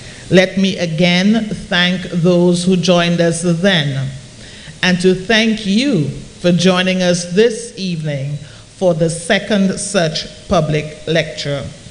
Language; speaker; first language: English; non-native, local second language; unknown